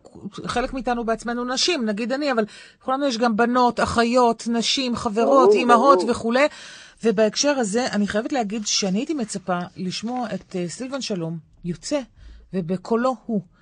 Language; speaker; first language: Hebrew; native; Hebrew